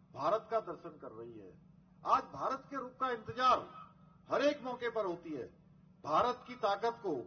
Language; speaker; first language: Hindi; native; Hindi